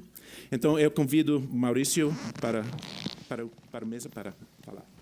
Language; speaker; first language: Portuguese; non-native, fluent; English